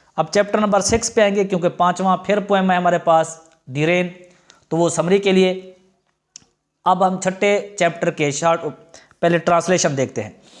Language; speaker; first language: Urdu; non-native, local second language; Punjabi